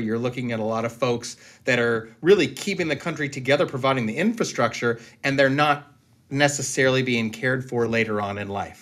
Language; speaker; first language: English; native; English